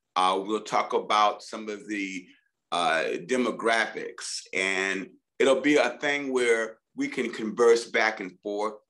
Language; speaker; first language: English; native; English